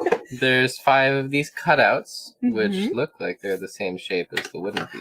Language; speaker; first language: English; native; English